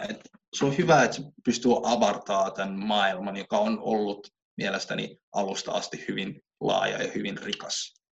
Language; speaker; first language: Finnish; early bilingual, other home language; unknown